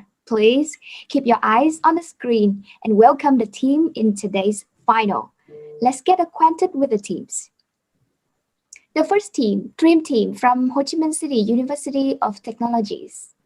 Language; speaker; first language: English; non-native, fluent; Vietnamese